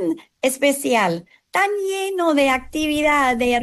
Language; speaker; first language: Spanish; non-native, fluent; English